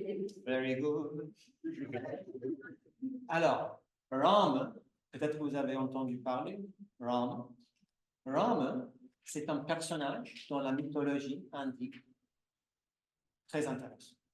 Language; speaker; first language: French; non-native, fluent; English